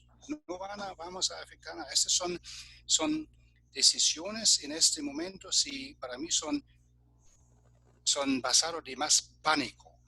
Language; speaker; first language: Spanish; non-native, fluent; German